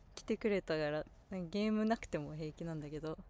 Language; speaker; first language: Japanese; non-native, fluent; English